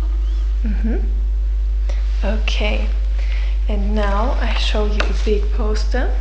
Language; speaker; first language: English; non-native, fluent; German